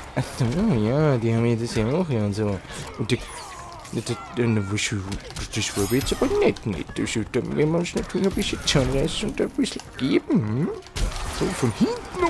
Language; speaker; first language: German; native; German